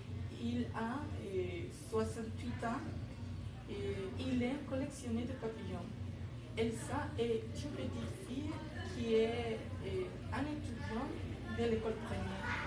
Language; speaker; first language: French; non-native, learner; Spanish